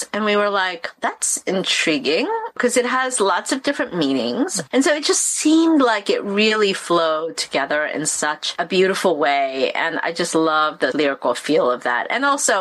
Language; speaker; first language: English; early bilingual, other home language; Korean